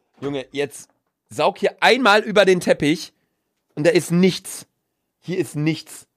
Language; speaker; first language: German; native; German